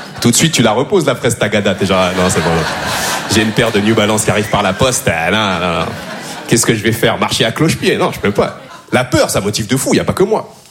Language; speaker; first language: French; native; French